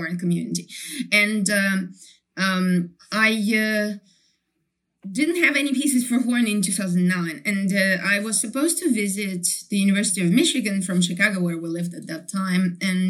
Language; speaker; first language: English; non-native, fluent; Ukrainian